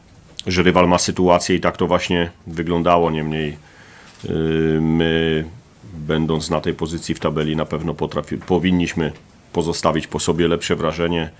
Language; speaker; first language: Polish; native; Polish